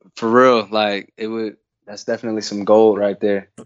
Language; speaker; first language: English; native; English